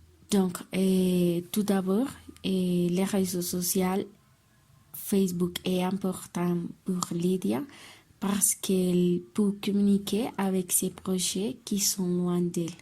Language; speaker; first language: French; non-native, learner; Spanish